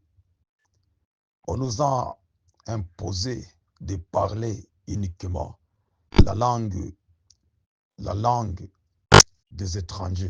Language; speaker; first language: French; non-native, local second language; Swahili